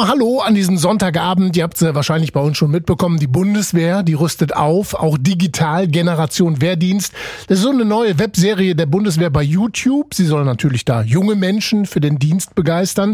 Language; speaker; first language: German; native; German